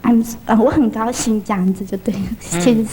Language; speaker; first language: Chinese; early bilingual, heritage; Chinese